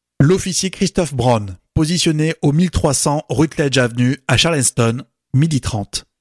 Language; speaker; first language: French; native; French